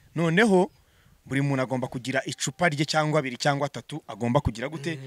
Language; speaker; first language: Kinyarwanda; native; Kinyarwanda